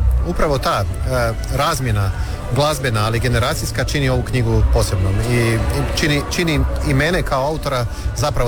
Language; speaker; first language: Serbian; native; Serbian